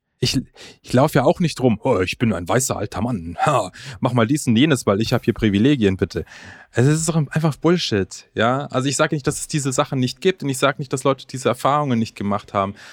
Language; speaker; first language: German; early bilingual, other home language; Croatian